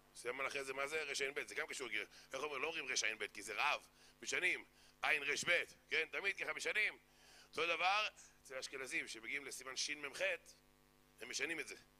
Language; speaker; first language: Hebrew; native; Hebrew